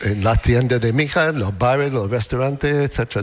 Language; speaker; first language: Spanish; non-native, learner; English